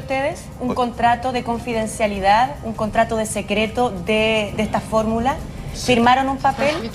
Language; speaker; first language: Spanish; native; Spanish